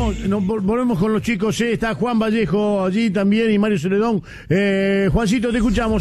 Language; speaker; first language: Spanish; native; Spanish